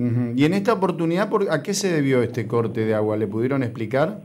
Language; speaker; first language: Spanish; native; Spanish